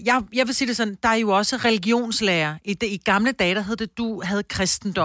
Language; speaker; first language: Danish; native; Danish